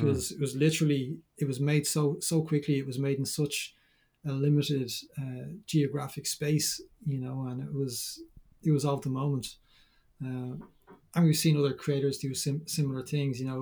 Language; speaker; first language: English; native; English